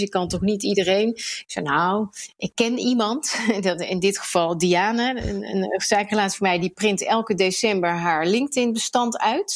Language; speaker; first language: Dutch; native; Dutch